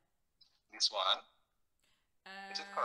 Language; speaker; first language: English; non-native, fluent; Indonesian